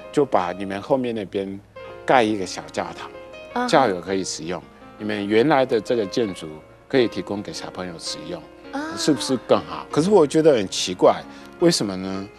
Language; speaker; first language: Chinese; non-native, fluent; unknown